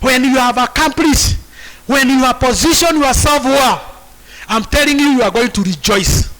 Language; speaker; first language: English; non-native, local second language; Swahili